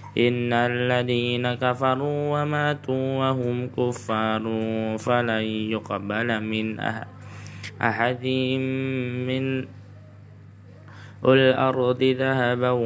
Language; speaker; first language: Arabic; non-native, learner; Indonesian